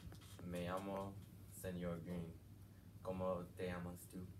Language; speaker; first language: Spanish; non-native, learner; English